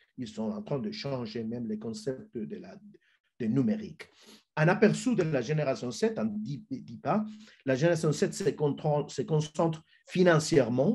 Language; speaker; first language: French; non-native, fluent; Spanish